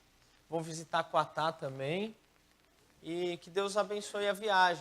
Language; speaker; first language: Portuguese; native; Portuguese